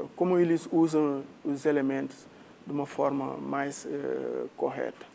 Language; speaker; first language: Portuguese; non-native, fluent; Wolof